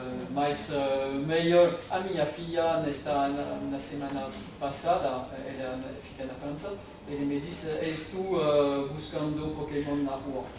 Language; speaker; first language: Portuguese; non-native, fluent; French